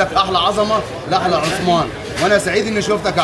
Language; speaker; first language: Arabic; native; Arabic